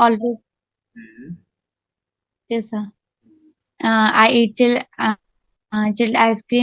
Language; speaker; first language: English; non-native, learner; Hindi